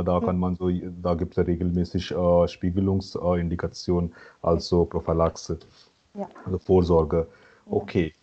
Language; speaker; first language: German; non-native, fluent; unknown